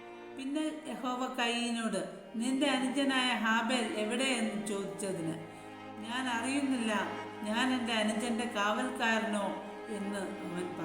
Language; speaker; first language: Malayalam; native; Malayalam